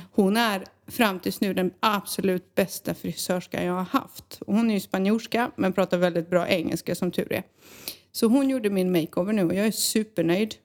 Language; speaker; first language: Swedish; native; Swedish